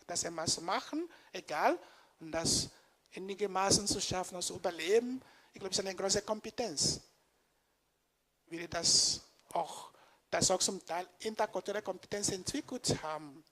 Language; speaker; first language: German; non-native, fluent; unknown